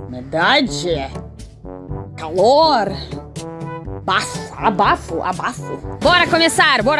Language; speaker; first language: Portuguese; non-native, fluent; Russian